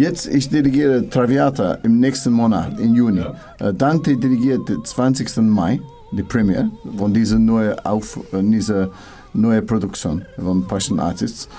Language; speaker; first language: German; non-native, learner; English